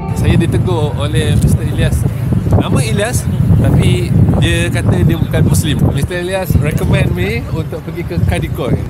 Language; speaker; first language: Malay; native; Malay